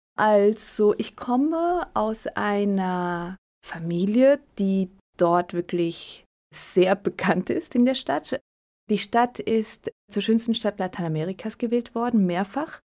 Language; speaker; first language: German; early bilingual, other home language; Spanish